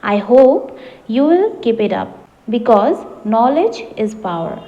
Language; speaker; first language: English; non-native, local second language; Assamese